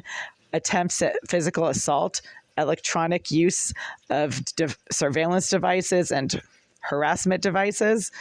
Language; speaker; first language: English; native; English